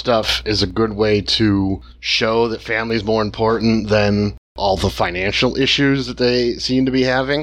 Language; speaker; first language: English; native; English